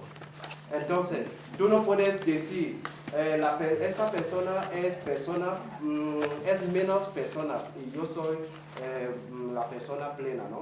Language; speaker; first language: Spanish; non-native, fluent; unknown